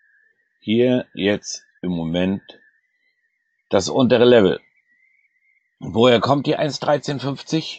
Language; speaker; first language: German; native; German